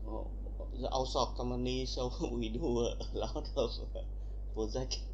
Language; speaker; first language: English; non-native, learner; Vietnamese